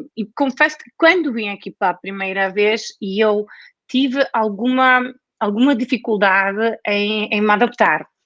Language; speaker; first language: Portuguese; non-native, fluent; Polish